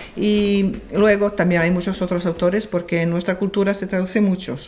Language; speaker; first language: Spanish; non-native, fluent; Serbian